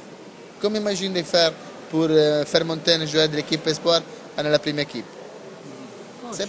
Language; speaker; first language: French; non-native, learner; Italian